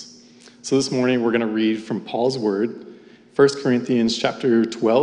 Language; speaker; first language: English; native; English